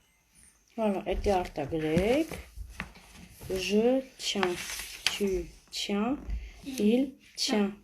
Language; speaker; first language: French; non-native, fluent; Armenian